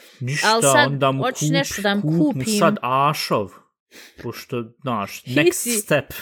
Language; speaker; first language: Bosnian; early bilingual, heritage; Bosnian